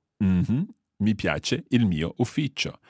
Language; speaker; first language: Italian; non-native, fluent; English